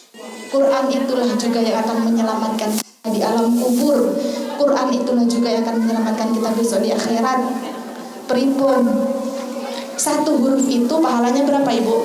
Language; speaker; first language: Indonesian; non-native, local second language; Javanese